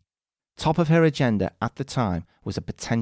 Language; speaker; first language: English; native; English